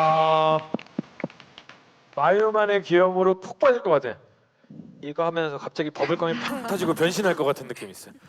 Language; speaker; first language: Korean; native; Korean